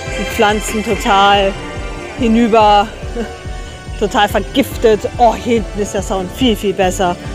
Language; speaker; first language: German; native; German